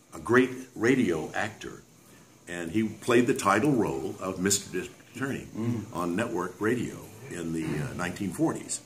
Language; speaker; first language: English; native; English